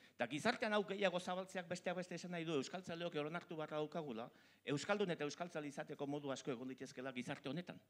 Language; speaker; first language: Basque; native; Basque